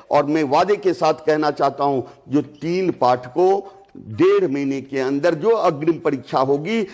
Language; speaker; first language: Hindi; native; Hindi